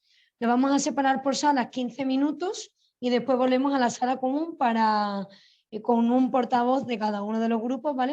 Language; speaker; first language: Spanish; native; Spanish